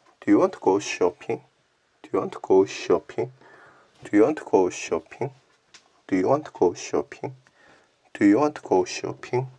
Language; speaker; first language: English; non-native, learner; Korean